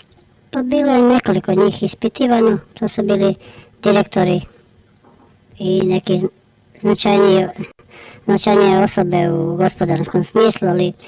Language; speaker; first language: Croatian; native; Croatian